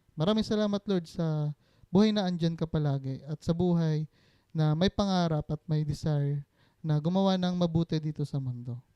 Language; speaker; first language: Filipino; non-native, local second language; Cebuano